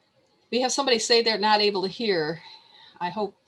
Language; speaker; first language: English; native; English